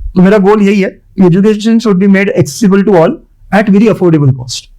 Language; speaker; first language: Hindi; non-native, local second language; Marathi